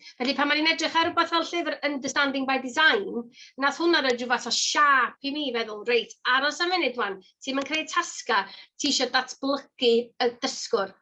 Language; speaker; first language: Welsh; native; Welsh